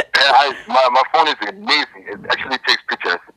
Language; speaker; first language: English; non-native, fluent; French